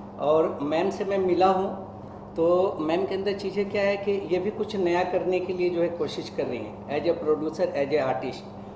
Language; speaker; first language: Hindi; native; Hindi